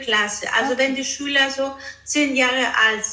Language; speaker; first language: German; early bilingual, other home language; Greek